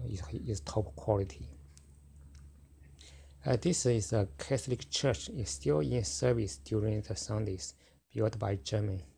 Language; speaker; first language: English; non-native, fluent; Chinese